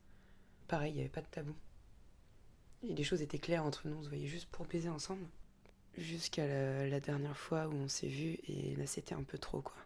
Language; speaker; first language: French; native; French